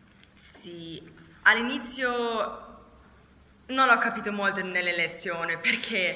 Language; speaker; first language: Italian; non-native, learner; German